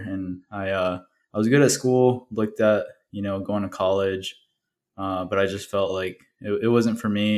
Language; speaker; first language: English; early bilingual, other home language; Spanish